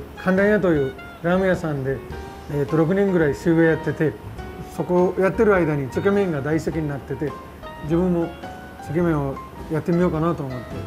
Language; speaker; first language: Japanese; non-native, fluent; Nepali